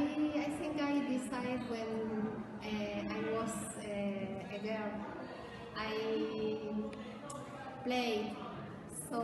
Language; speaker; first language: English; non-native, learner; Spanish